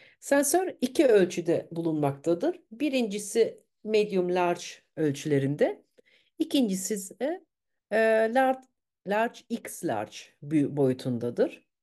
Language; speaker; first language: Turkish; early bilingual, heritage; Turkish